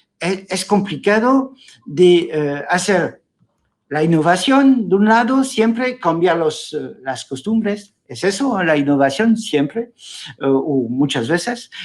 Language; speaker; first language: Spanish; non-native, fluent; French